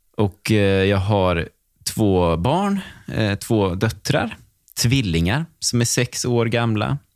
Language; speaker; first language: Swedish; native; Swedish